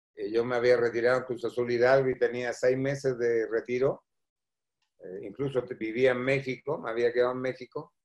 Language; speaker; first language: Spanish; native; Spanish